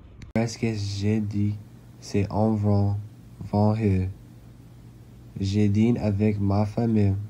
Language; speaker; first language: French; non-native, learner; English